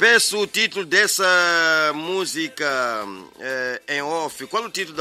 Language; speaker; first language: Portuguese; native; Portuguese